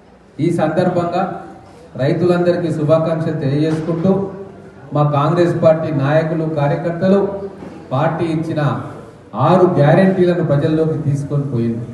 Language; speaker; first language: Telugu; native; Telugu